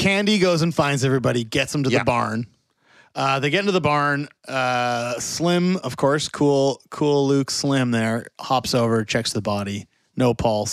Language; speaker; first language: English; native; English